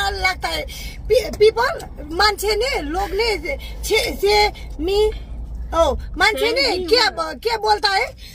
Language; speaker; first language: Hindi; non-native, learner; Nepali